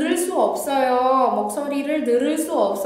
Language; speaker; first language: Korean; non-native, fluent; Indonesian